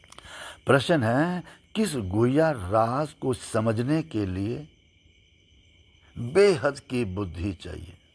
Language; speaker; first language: Hindi; native; Hindi